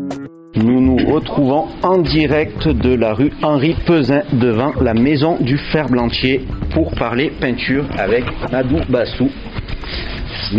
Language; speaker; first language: French; native; French